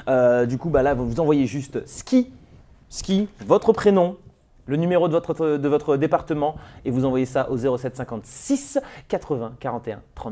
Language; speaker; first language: French; native; French